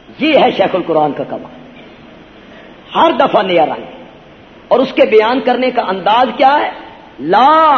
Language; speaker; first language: Urdu; non-native, local second language; Punjabi